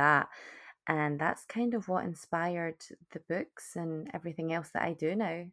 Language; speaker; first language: English; native; English